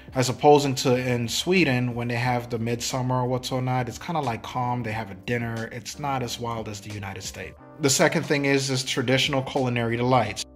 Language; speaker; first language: English; native; English